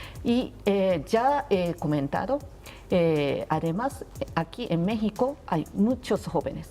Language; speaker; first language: Spanish; non-native, learner; Japanese